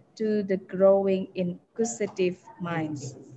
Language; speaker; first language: English; non-native, fluent; Indonesian